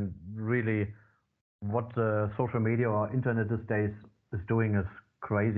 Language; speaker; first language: English; non-native, fluent; German